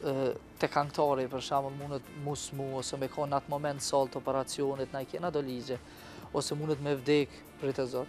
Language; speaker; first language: Albanian; native; Albanian